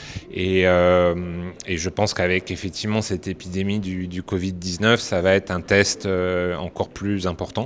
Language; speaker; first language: French; native; French